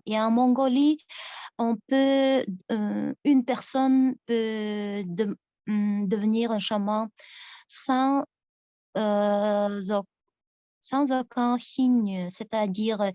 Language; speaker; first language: French; non-native, fluent; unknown